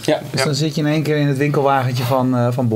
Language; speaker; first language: Dutch; native; Dutch